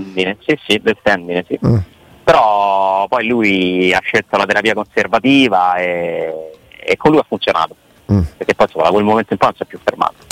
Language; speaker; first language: Italian; native; Italian